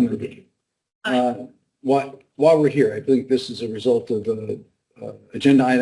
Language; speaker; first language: English; native; English